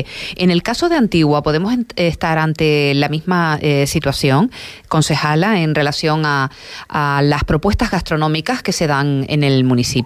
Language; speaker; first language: Spanish; native; Spanish